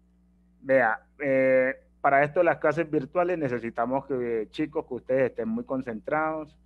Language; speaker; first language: Spanish; native; Spanish